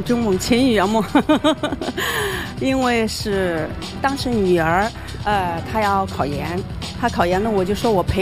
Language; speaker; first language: Chinese; native; Chinese